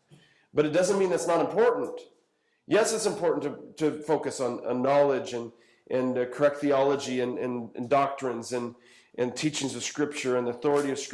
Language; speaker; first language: English; native; English